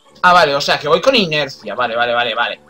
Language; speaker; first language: Spanish; native; Spanish